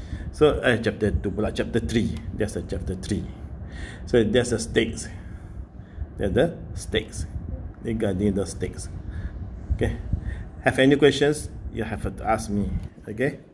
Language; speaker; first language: English; non-native, local second language; Malay